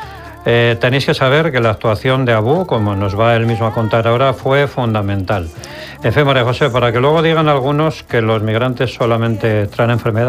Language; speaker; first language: Spanish; native; Spanish